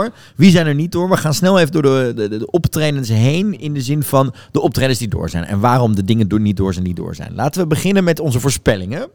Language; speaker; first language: Dutch; native; Dutch